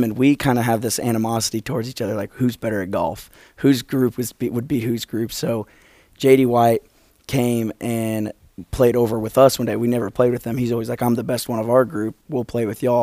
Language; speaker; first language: English; native; English